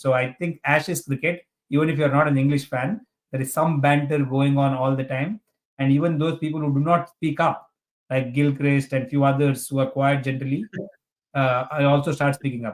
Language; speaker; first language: English; non-native, local second language; Hindi